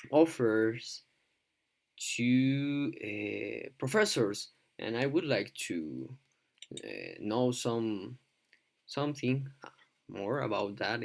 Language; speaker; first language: English; non-native, fluent; Spanish